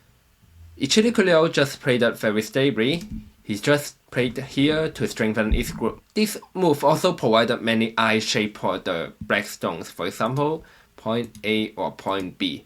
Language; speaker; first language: English; non-native, fluent; Chinese